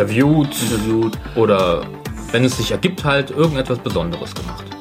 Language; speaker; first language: German; native; German